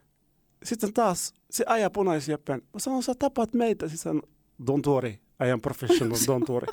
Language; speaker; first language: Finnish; non-native, fluent; Arabic